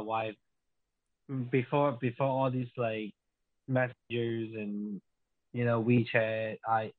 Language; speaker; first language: English; non-native, local second language; Cantonese